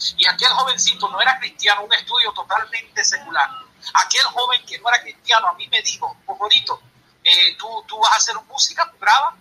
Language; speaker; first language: Spanish; early bilingual, heritage; Spanish